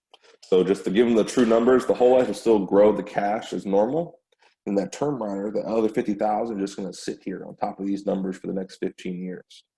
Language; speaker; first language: English; native; English